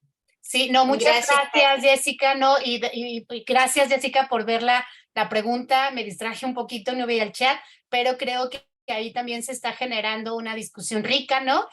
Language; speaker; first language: Spanish; native; Spanish